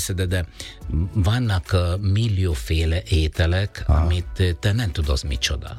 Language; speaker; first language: Hungarian; non-native, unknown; Italian